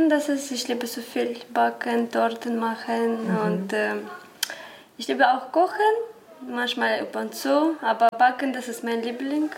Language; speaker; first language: German; non-native, learner; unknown